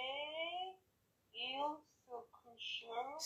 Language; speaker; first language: French; non-native, learner; English